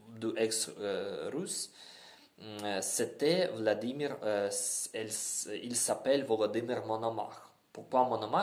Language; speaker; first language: French; non-native, learner; Ukrainian